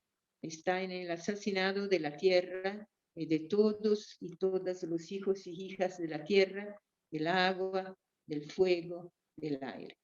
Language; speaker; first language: Spanish; non-native, fluent; Portuguese